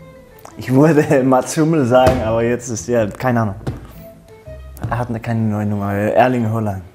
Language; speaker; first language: German; non-native, learner; French